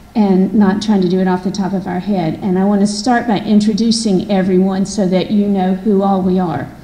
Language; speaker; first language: English; native; English